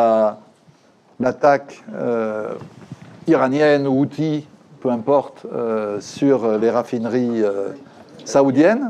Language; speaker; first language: French; native; French